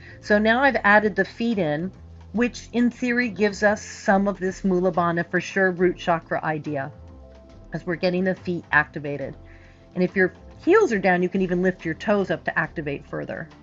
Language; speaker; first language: English; native; English